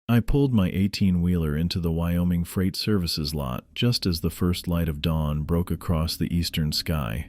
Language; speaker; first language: English; native; English